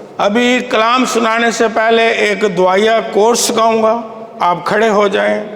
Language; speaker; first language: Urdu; non-native, local second language; Punjabi